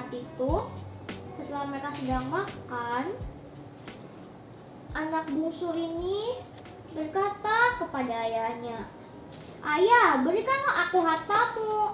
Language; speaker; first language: Indonesian; native; Indonesian